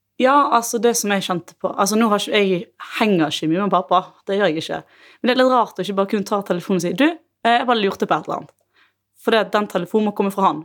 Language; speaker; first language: Norwegian; native; Norwegian